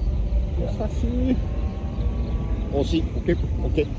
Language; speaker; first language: Japanese; native; Japanese